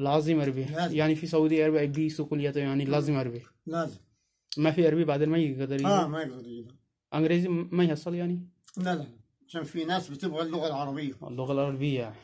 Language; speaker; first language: Arabic; non-native, learner; Hindi